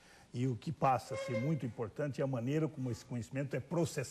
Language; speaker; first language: Portuguese; native; Portuguese